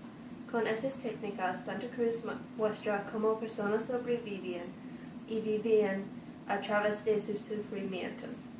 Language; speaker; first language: Spanish; non-native, learner; English